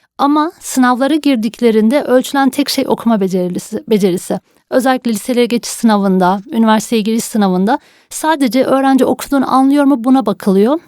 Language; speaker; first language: Turkish; native; Turkish